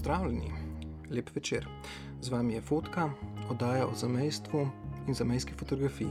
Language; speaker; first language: Slovenian; native; Slovenian